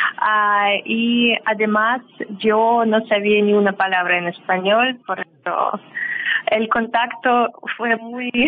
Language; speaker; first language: Spanish; non-native, learner; Russian